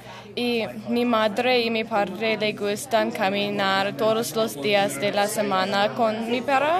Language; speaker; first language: Spanish; non-native, learner; English